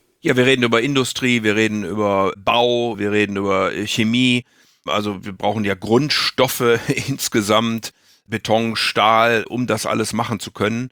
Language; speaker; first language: German; native; German